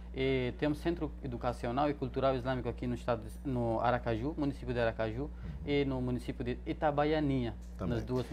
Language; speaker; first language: Portuguese; non-native, fluent; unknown